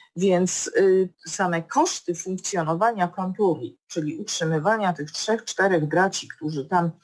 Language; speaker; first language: Polish; native; Polish